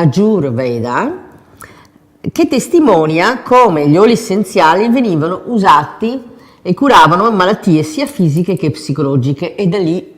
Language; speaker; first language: Italian; native; Italian